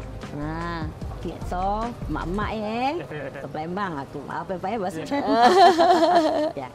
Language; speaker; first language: Indonesian; native; Indonesian